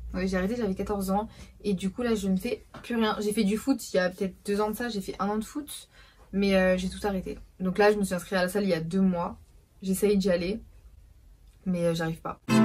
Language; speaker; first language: French; early bilingual, other home language; Portuguese